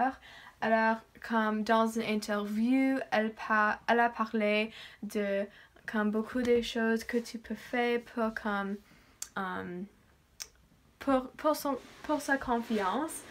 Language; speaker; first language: French; non-native, learner; English